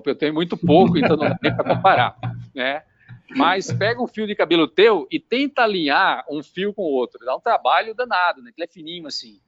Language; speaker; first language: Portuguese; native; Portuguese